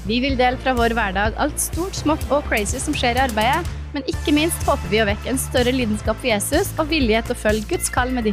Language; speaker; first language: Norwegian; native; Norwegian